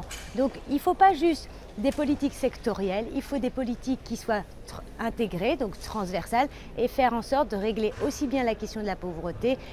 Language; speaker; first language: French; native; French